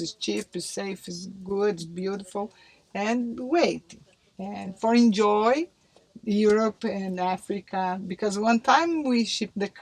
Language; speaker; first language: English; non-native, learner; Portuguese